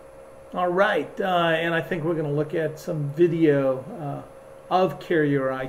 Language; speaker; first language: English; native; English